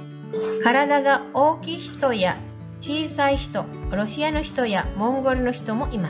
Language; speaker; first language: Japanese; non-native, fluent; Indonesian